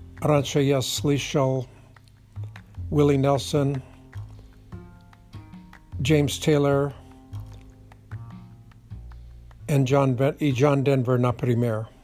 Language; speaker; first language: Russian; non-native, learner; English